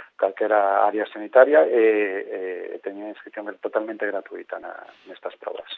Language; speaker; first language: Galician; non-native, local second language; Spanish